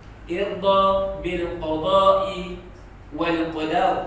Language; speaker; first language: Arabic; non-native, learner; Indonesian